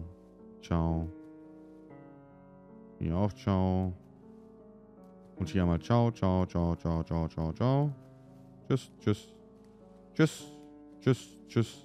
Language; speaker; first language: German; native; German